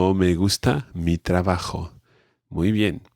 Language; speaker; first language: Spanish; non-native, fluent; English